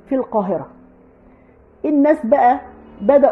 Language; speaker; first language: Arabic; native; Arabic